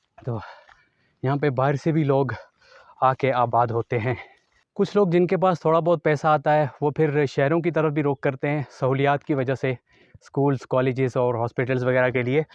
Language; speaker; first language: Urdu; non-native, local second language; Northern Hindko